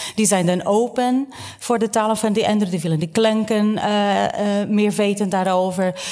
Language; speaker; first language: Dutch; non-native, fluent; Portuguese